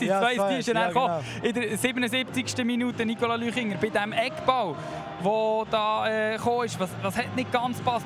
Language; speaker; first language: German; native; German